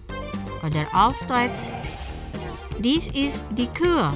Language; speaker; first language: German; non-native, fluent; Indonesian